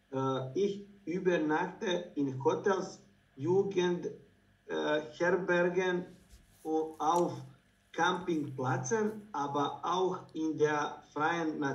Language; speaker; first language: German; non-native, learner; Bosnian